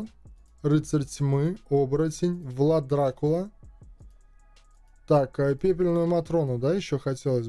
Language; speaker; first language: Russian; native; Russian